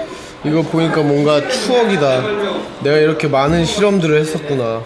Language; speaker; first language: Korean; native; Korean